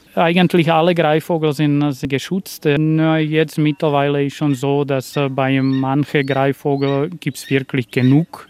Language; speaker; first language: German; non-native, learner; Slovak